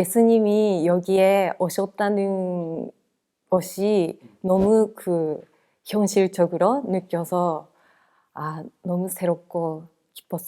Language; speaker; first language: Korean; non-native, fluent; Japanese